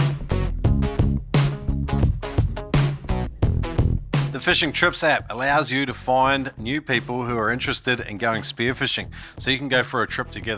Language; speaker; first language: English; native; English